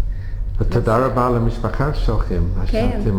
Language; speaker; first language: Hebrew; non-native, learner; English